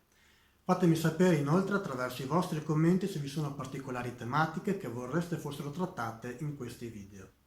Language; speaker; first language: Italian; native; Italian